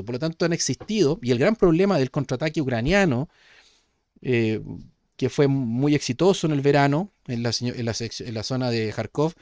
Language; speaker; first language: Spanish; native; Spanish